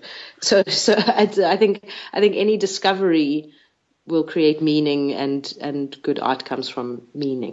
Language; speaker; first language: English; native; English